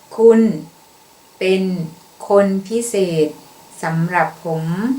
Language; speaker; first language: Thai; native; Thai